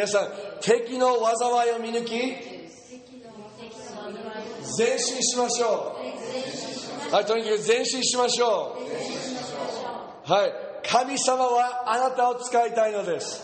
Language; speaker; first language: Japanese; non-native, fluent; English